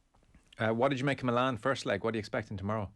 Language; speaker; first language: English; native; English